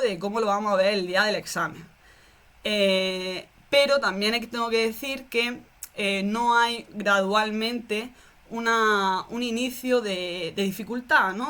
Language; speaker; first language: Spanish; native; Spanish